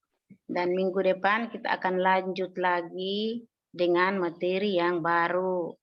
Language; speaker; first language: Indonesian; native; Indonesian